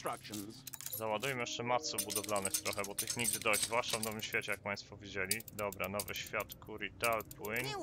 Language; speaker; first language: Polish; native; Polish